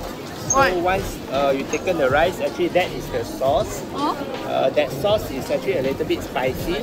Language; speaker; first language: English; non-native, local second language; Malay